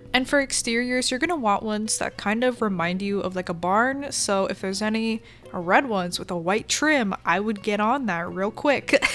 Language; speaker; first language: English; native; English